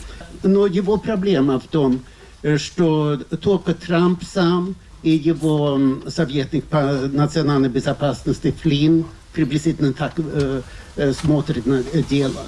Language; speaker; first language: Russian; non-native, fluent; Swedish